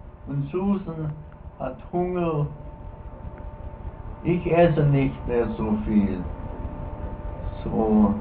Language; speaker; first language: German; early bilingual, heritage; German